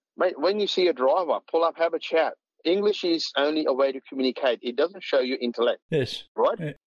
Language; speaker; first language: English; non-native, local second language; Punjabi